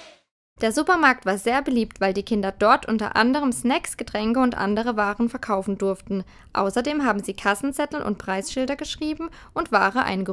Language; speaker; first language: German; native; German